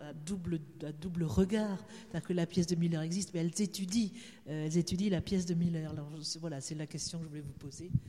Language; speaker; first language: French; native; French